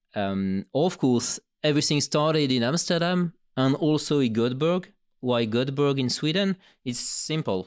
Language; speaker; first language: English; non-native, fluent; French